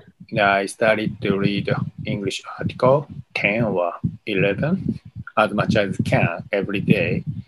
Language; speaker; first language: English; non-native, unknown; Japanese